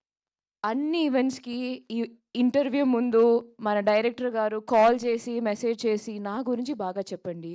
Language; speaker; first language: Telugu; non-native, local second language; Malayalam